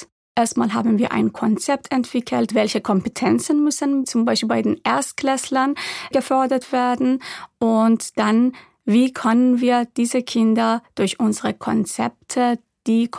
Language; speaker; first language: German; non-native, fluent; Persian